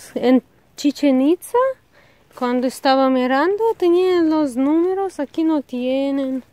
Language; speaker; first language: Spanish; non-native, learner; Russian